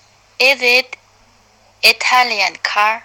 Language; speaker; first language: English; non-native, learner; Uyghur